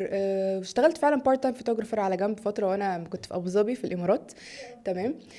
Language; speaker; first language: Egyptian Arabic; early bilingual, heritage; Arabic